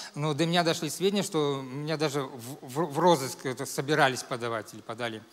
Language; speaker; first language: Russian; native; Russian